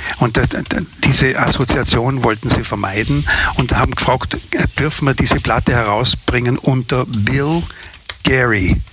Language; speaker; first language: German; native; German